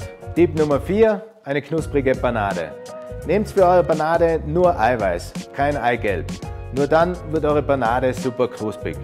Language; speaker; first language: German; native; German